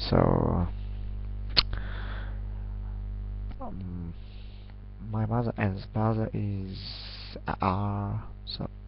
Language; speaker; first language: English; non-native, learner; Vietnamese